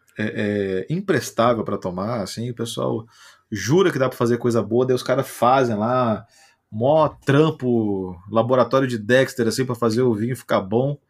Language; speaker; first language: Portuguese; native; Portuguese